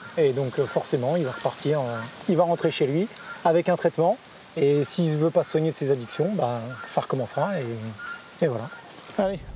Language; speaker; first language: French; native; French